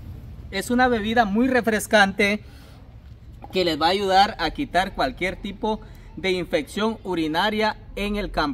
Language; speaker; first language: Spanish; native; Spanish